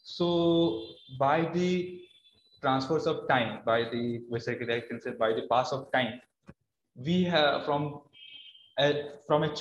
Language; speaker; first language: English; non-native, local second language; Odia